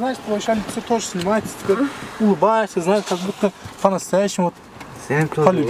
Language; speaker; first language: Russian; native; Russian